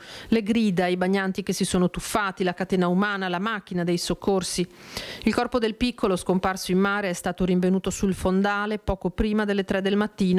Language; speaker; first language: Italian; native; Italian